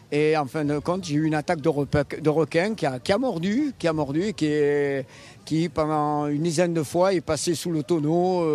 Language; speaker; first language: French; native; French